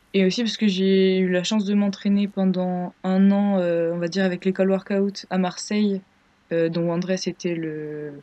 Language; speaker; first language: French; native; French